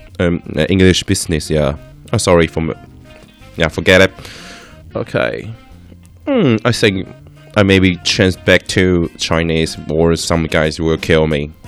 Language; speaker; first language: English; non-native, learner; Chinese